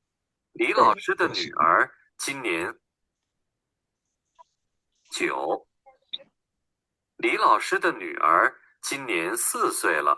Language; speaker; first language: Chinese; non-native, learner; Bangla